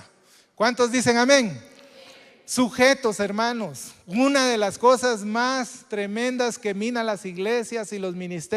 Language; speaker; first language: Spanish; native; Spanish